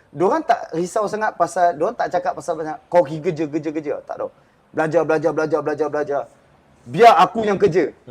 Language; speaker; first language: Malay; native; Malay